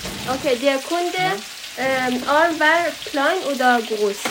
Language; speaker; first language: German; non-native, learner; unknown